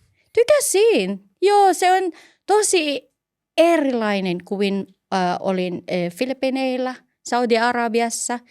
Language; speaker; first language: Finnish; non-native, learner; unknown